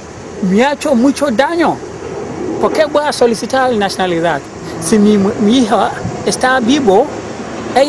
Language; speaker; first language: Spanish; non-native, learner; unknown